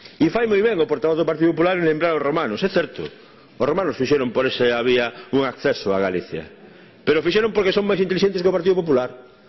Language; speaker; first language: Galician; native; Galician